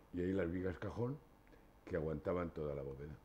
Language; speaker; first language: Spanish; native; Spanish